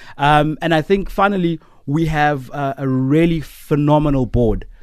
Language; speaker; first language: English; non-native, local second language; Zulu